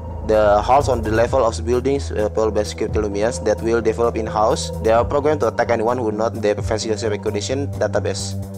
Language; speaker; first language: English; non-native, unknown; Indonesian